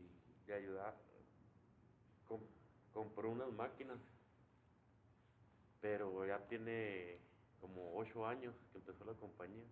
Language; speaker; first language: Spanish; native; Spanish